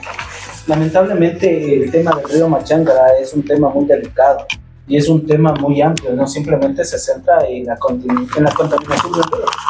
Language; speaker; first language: Spanish; native; Spanish